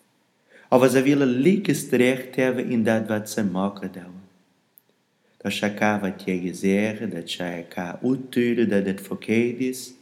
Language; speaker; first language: German; non-native, learner; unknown